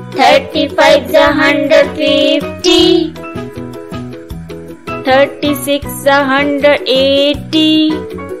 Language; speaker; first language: English; non-native, local second language; Hindi